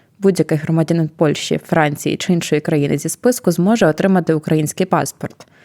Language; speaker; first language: Ukrainian; native; Ukrainian